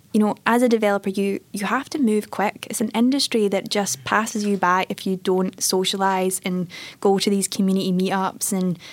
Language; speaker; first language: English; native; English